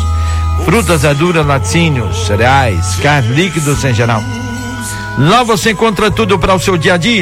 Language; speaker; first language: Portuguese; native; Portuguese